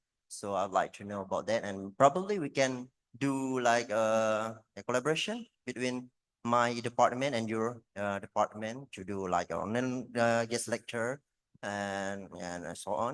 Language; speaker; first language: English; non-native, fluent; Indonesian